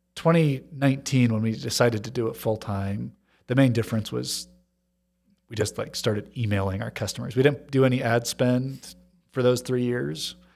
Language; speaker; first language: English; native; English